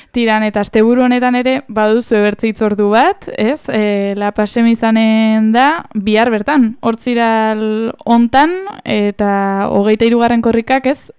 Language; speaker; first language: Basque; native; Basque